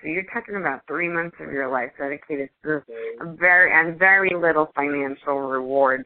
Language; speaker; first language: English; early bilingual, other home language; Spanish